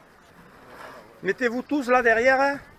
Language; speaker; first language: French; native; French